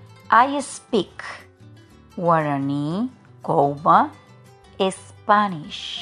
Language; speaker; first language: English; non-native, learner; Spanish